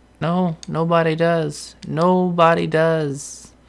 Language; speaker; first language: English; native; English